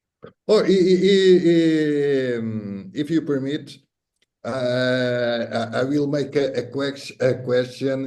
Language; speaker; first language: English; non-native, fluent; Portuguese